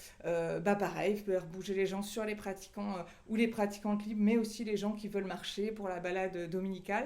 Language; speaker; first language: French; native; French